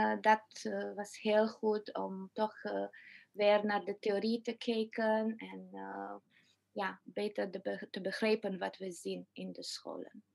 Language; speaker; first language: Dutch; non-native, fluent; Romanian